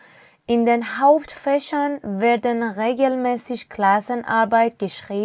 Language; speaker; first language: German; non-native, fluent; Persian